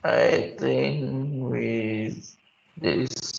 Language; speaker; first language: English; non-native, learner; Indonesian